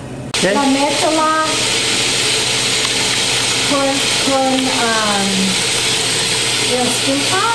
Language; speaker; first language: Italian; non-native, learner; English